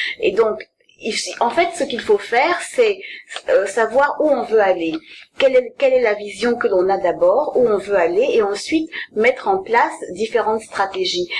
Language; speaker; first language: French; early bilingual, other home language; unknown